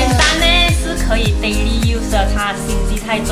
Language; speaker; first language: Chinese; native; Chinese